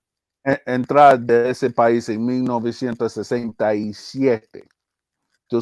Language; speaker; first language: Spanish; early bilingual, heritage; English